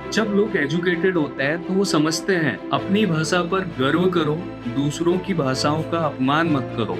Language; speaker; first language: Hindi; native; Hindi